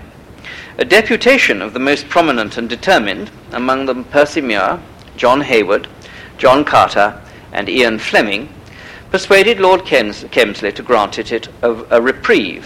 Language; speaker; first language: English; native; English